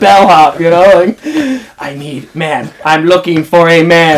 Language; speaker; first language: English; native; English